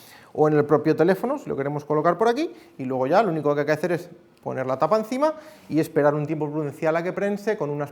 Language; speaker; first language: Spanish; native; Spanish